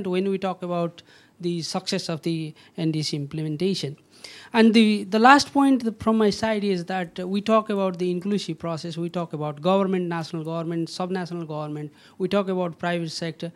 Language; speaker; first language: English; non-native, local second language; Nepali